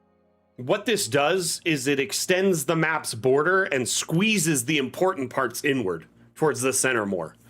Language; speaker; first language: English; native; English